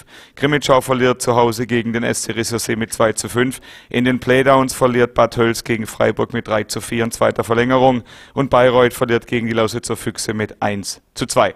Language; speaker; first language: German; native; German